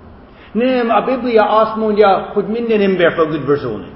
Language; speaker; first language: Hungarian; non-native, fluent; English